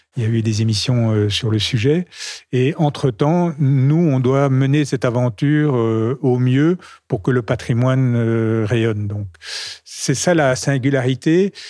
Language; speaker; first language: French; native; French